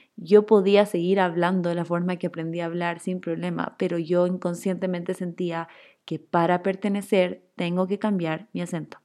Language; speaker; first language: Spanish; native; Spanish